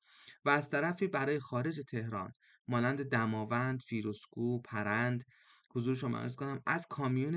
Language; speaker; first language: Persian; native; Persian